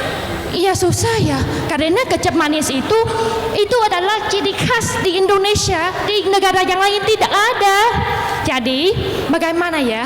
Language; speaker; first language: Indonesian; non-native, learner; Vietnamese